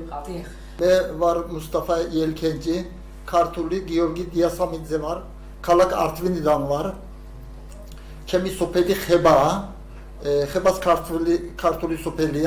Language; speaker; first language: Georgian; early bilingual, heritage; Georgian